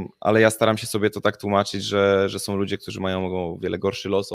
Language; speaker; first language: Polish; native; Polish